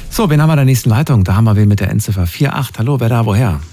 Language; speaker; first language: German; native; German